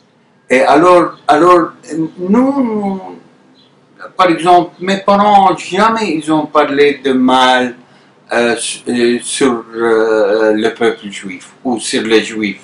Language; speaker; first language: French; non-native, fluent; Arabic